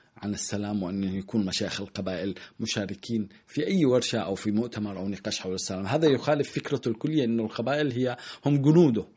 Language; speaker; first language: Arabic; native; Arabic